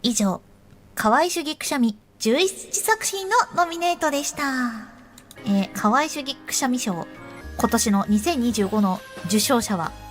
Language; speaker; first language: Japanese; native; Japanese